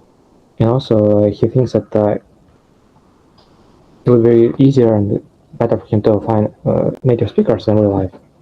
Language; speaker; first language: English; non-native, fluent; Russian